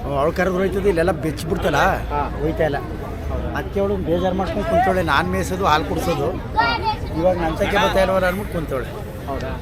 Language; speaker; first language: Kannada; native; Kannada